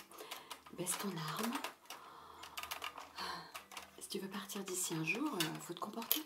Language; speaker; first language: French; native; French